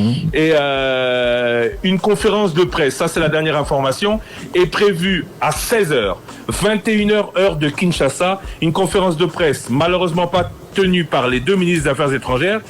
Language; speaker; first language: French; non-native, local second language; Lingala